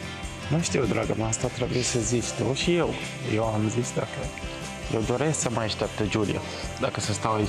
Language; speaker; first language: Romanian; non-native, learner; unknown